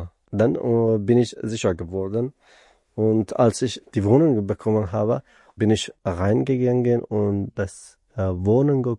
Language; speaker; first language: German; non-native, learner; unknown